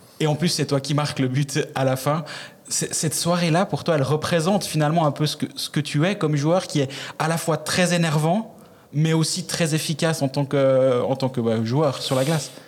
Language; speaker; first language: French; native; French